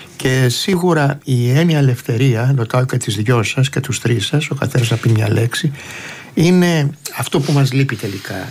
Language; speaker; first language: Greek; native; Greek